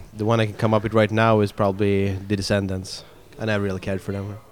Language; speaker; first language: English; non-native, fluent; Swedish